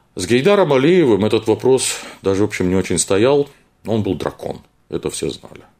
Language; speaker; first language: Russian; native; Russian